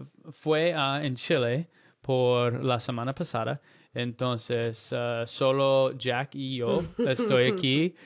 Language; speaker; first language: Spanish; non-native, learner; English